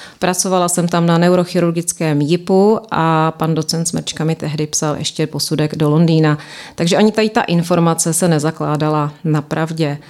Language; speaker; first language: Czech; native; Czech